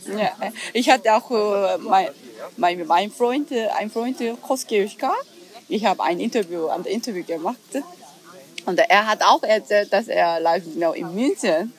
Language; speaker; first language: German; non-native, learner; Korean